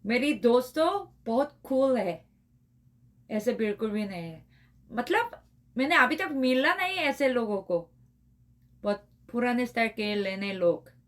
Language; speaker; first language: Hindi; non-native, learner; Korean